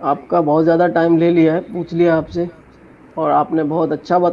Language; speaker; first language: Hindi; non-native, fluent; Urdu